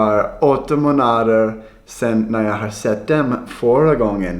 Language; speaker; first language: Swedish; non-native, learner; English